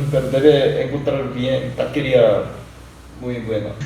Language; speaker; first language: Spanish; non-native, learner; Korean